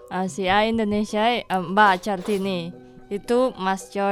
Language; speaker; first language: Catalan; non-native, learner; Indonesian